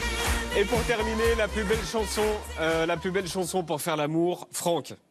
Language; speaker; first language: French; native; French